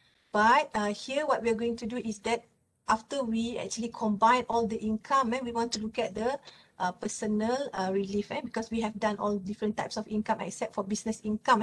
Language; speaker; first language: English; non-native, local second language; Malay